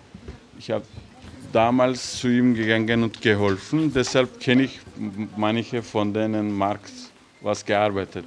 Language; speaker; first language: German; non-native, learner; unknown